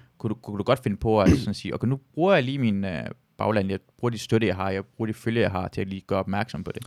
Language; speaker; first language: Danish; early bilingual, other home language; Persian